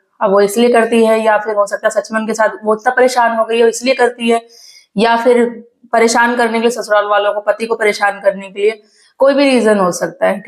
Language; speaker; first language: Hindi; native; Hindi